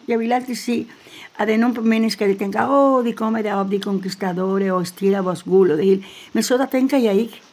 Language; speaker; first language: Danish; non-native, fluent; Spanish